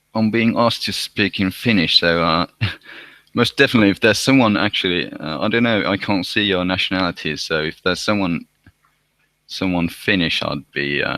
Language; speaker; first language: English; non-native, fluent; Finnish